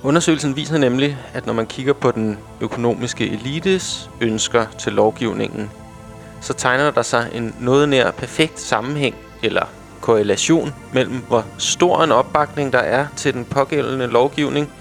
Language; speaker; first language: Danish; native; Danish